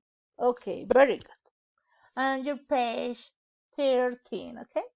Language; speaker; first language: English; non-native, learner; Spanish